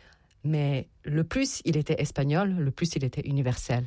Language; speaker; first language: French; non-native, fluent; Serbian